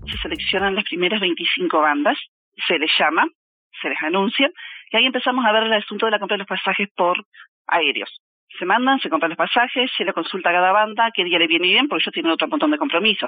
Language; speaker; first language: Spanish; native; Spanish